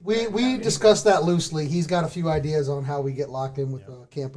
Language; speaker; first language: English; native; English